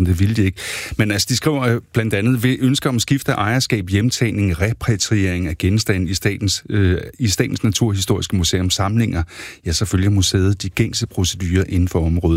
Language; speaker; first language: Danish; native; Danish